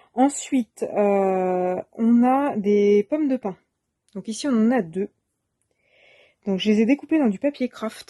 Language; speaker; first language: French; native; French